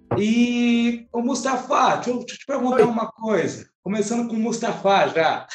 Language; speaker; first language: Portuguese; native; Portuguese